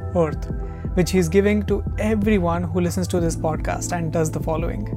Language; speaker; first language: English; non-native, local second language; Hindi